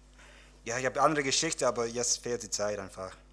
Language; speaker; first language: German; non-native, fluent; English